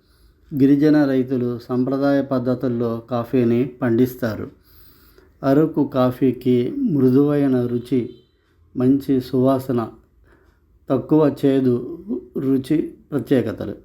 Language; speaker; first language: Telugu; native; Telugu